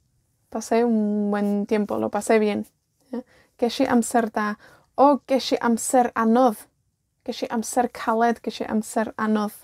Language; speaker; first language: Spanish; non-native, fluent; Welsh